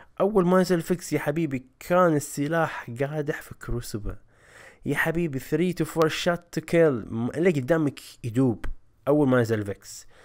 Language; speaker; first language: Arabic; native; Arabic